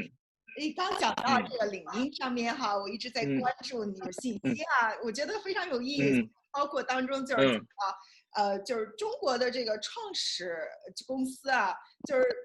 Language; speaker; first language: Chinese; native; Chinese